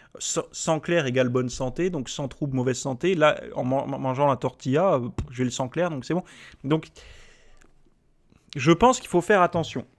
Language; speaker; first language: French; native; French